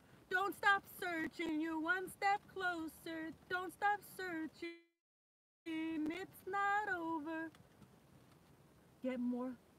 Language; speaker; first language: English; native; English